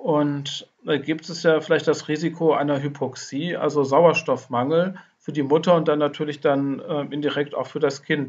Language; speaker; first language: German; native; German